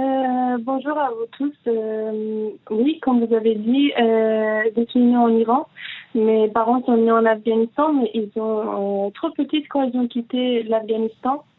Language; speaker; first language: French; non-native, fluent; Persian